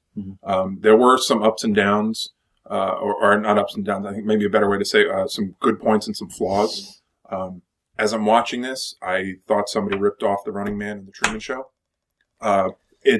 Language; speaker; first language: English; native; English